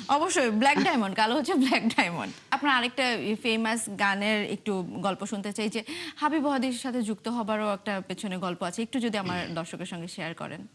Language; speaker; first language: Bangla; native; Bangla